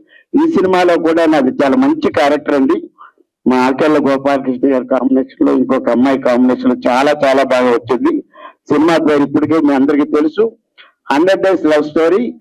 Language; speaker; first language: Telugu; native; Telugu